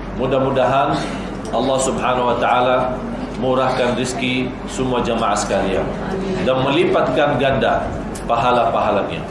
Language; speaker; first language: Malay; non-native, fluent; Arabic